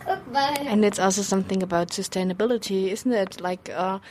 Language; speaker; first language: English; non-native, fluent; German